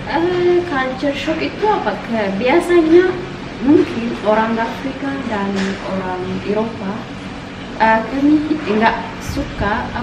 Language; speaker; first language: Indonesian; non-native, learner; Amharic